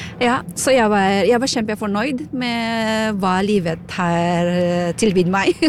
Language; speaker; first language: Norwegian; non-native, fluent; Filipino